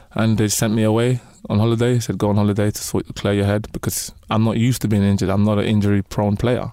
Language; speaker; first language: English; native; English